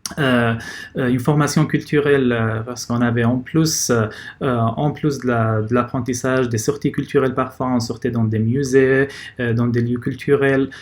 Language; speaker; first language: French; non-native, fluent; Arabic